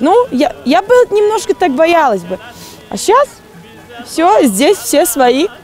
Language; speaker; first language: Russian; non-native, fluent; Latvian